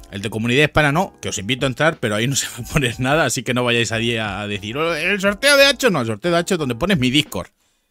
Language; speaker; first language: Spanish; native; Spanish